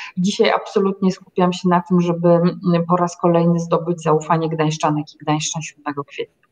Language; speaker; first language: Polish; native; Polish